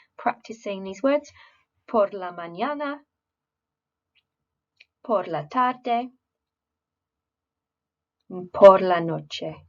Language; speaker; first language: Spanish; non-native, fluent; English